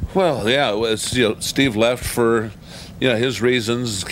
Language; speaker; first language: English; native; English